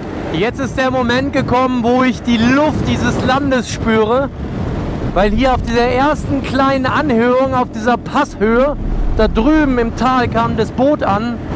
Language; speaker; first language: German; native; German